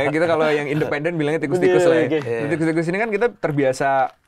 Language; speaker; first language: Indonesian; native; Indonesian